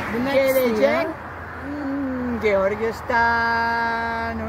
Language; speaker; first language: Turkish; non-native, learner; Italian